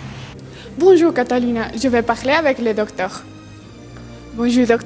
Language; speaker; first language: French; non-native, learner; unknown